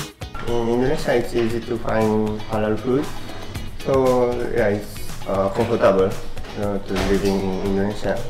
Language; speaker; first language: English; non-native, learner; Japanese